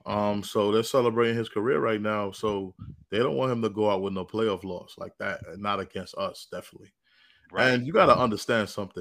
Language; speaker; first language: English; native; English